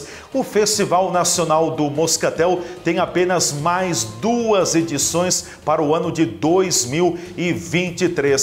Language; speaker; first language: Portuguese; native; Portuguese